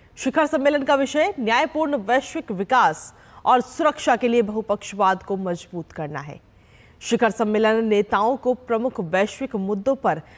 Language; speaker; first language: Hindi; native; Hindi